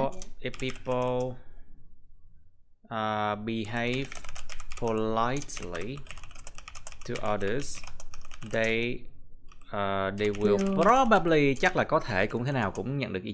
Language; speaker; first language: Vietnamese; native; Vietnamese